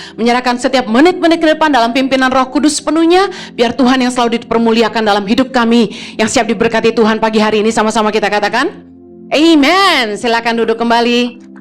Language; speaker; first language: Indonesian; native; Indonesian